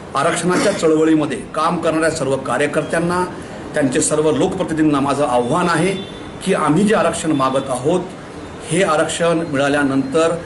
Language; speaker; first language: Marathi; non-native, local second language; Lambadi